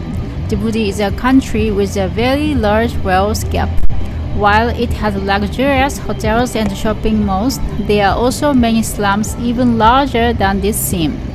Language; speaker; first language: English; non-native, learner; Japanese